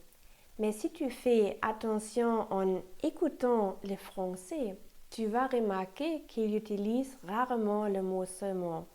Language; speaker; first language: French; non-native, fluent; German